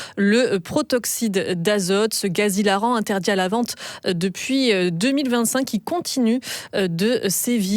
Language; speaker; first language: French; native; French